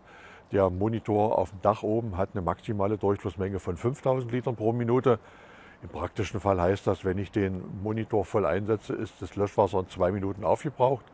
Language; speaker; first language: German; native; German